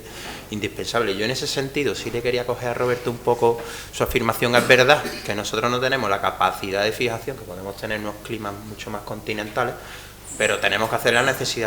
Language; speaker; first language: Spanish; native; Spanish